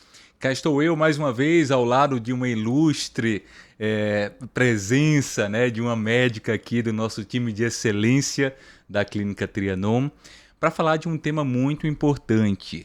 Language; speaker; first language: Portuguese; native; Portuguese